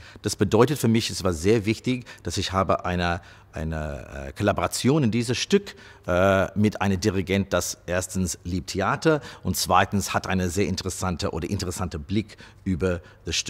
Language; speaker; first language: German; non-native, fluent; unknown